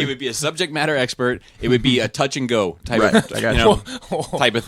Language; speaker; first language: English; native; English